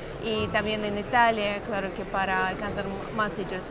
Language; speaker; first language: Spanish; non-native, fluent; Russian